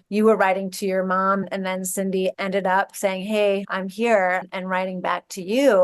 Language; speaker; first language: English; native; English